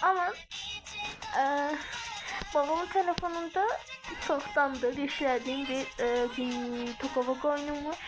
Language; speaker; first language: Turkish; non-native, local second language; Azerbaijani